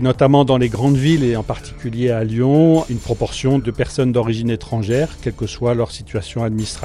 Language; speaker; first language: French; native; French